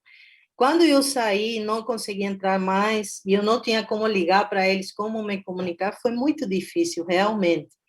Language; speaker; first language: Portuguese; non-native, fluent; Spanish